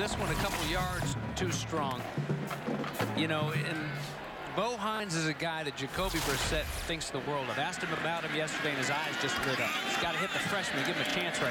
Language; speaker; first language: English; native; English